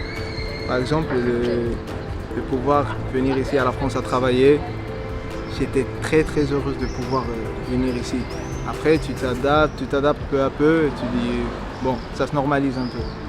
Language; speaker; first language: French; non-native, fluent; Spanish